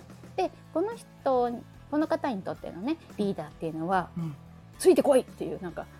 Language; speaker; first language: Japanese; native; Japanese